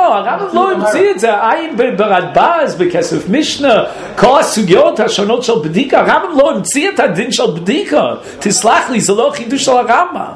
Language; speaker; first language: Hebrew; non-native, fluent; English